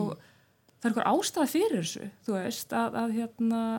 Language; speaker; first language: Icelandic; non-native, fluent; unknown